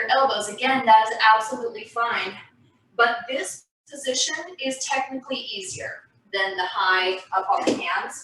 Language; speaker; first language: English; native; English